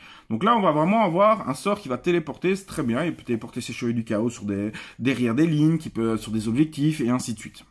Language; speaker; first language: French; native; French